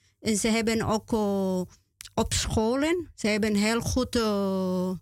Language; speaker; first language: Dutch; non-native, learner; Spanish